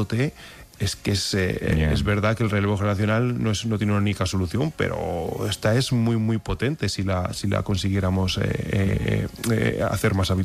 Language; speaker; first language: Spanish; native; Spanish